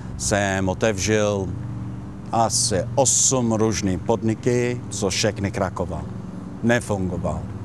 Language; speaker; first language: Czech; non-native, learner; Italian